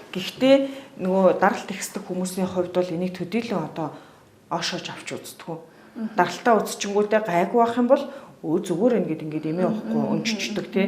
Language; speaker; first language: Mongolian; native; Mongolian